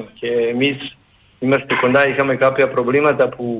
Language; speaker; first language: Greek; non-native, learner; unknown